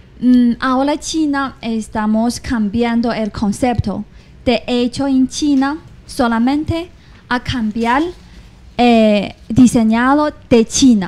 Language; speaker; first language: Spanish; non-native, fluent; Chinese